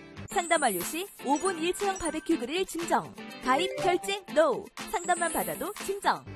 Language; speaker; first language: Korean; native; Korean